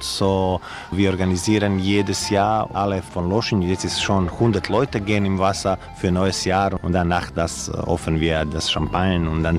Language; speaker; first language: German; non-native, learner; Croatian